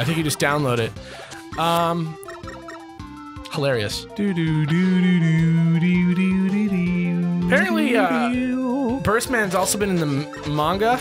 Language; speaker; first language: English; native; English